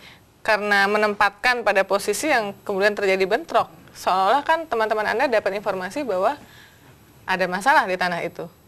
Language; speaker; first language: Indonesian; native; Indonesian